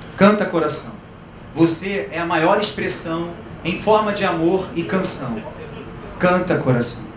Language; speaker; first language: Portuguese; native; Portuguese